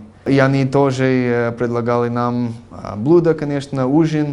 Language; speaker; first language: Russian; non-native, fluent; English